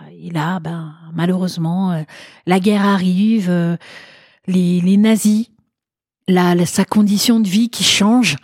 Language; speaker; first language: French; native; French